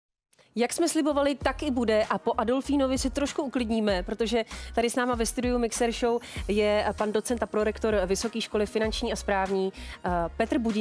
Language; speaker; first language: Czech; native; Czech